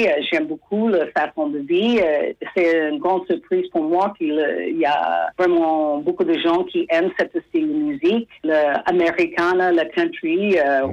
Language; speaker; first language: French; non-native, fluent; English